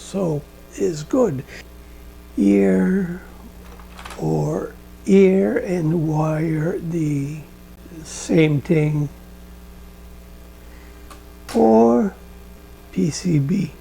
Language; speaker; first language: English; non-native, learner; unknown